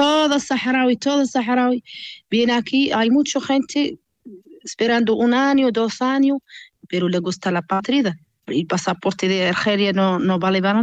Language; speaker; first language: Spanish; non-native, learner; Arabic